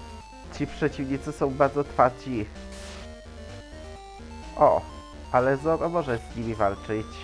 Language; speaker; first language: Polish; native; Polish